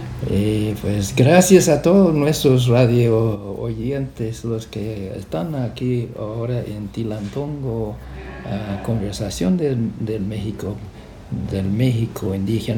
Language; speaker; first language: Spanish; non-native, fluent; English